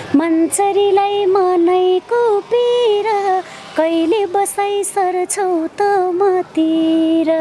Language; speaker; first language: Nepali; non-native, local second language; Eastern Tamang